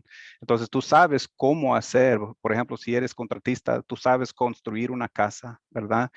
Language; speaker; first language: Spanish; early bilingual, heritage; Spanish